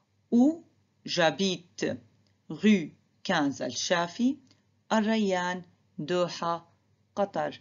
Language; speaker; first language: French; non-native, fluent; Arabic